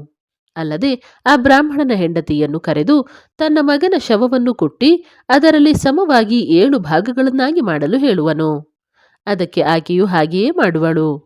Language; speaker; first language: Kannada; native; Kannada